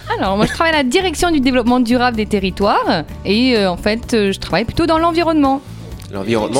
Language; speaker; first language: French; native; French